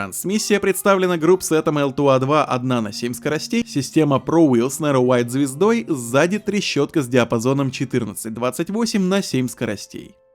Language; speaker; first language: Russian; native; Russian